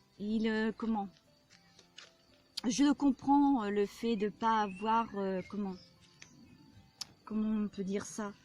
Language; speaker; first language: French; native; French